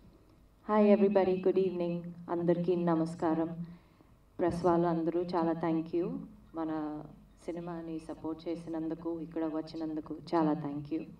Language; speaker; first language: Telugu; non-native, learner; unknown